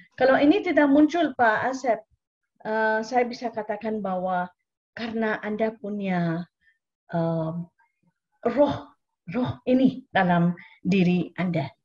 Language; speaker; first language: Indonesian; non-native, fluent; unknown